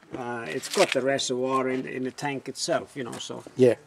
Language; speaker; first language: English; non-native, fluent; Norwegian